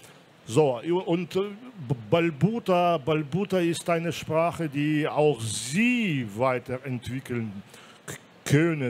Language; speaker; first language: German; non-native, fluent; Belarusian